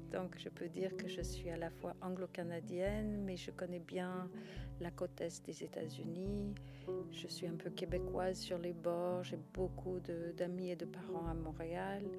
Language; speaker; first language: French; non-native, fluent; English